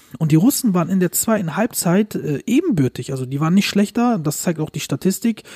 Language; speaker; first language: German; early bilingual, other home language; Turkish